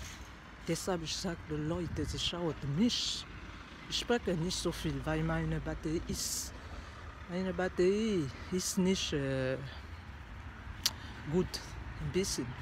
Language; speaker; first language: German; non-native, learner; French